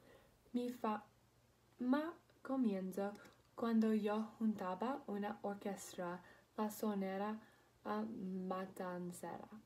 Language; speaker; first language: Spanish; non-native, learner; English